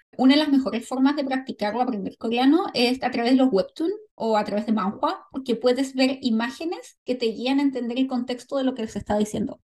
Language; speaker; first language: Spanish; native; Spanish